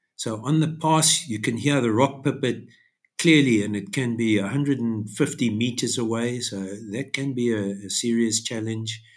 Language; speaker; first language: English; native; English